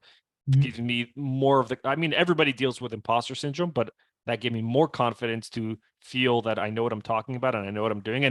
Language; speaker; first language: English; native; English